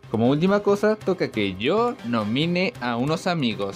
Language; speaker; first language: Spanish; native; Spanish